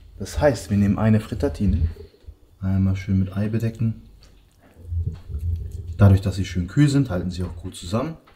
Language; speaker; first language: German; native; German